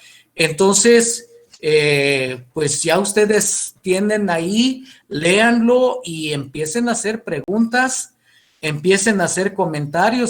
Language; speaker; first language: Spanish; native; Spanish